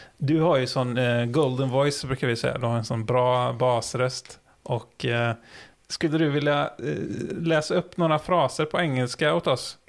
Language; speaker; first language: Swedish; native; Swedish